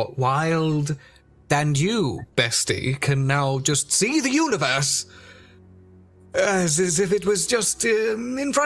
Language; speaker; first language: English; native; English